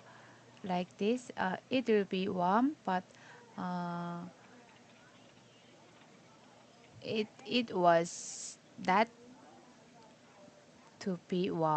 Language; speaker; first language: English; non-native, learner; Korean